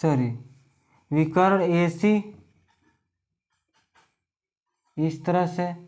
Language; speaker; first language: Hindi; native; Hindi